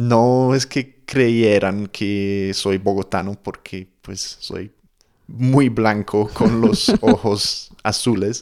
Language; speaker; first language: Spanish; non-native, fluent; English